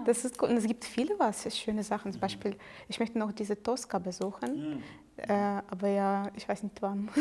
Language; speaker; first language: German; non-native, fluent; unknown